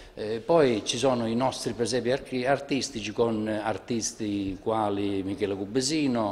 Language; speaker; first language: Italian; native; Italian